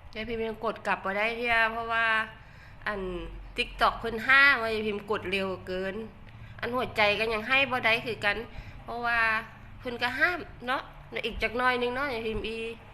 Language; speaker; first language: Thai; native; Thai